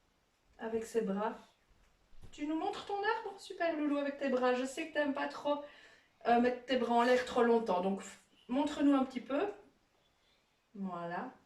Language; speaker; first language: French; native; French